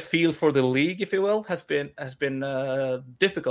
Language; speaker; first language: English; non-native, fluent; Swedish